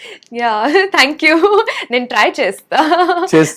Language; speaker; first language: Telugu; non-native, learner; Hindi